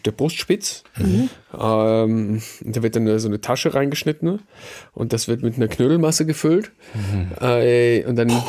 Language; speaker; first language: German; native; German